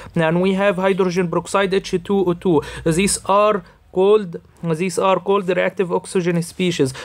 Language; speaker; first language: English; non-native, fluent; Arabic